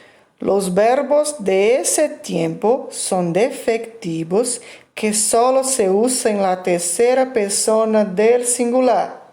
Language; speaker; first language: Spanish; non-native, fluent; Portuguese